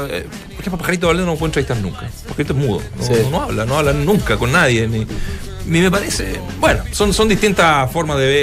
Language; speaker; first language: Spanish; native; Spanish